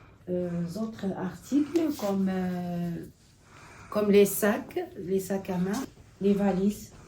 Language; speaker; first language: French; non-native, learner; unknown